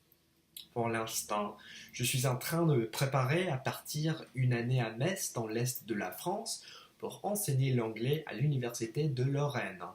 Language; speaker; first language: French; non-native, fluent; English